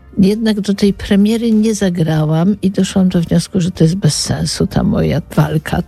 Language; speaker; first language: Polish; native; Polish